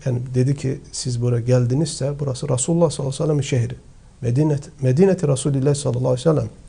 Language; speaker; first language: Turkish; early bilingual, heritage; Turkish